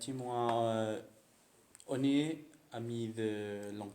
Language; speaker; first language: French; non-native, learner; Spanish